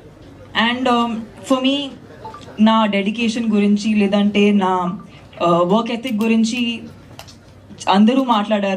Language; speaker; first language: Telugu; non-native, fluent; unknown